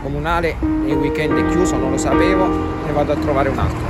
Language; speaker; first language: Italian; native; Italian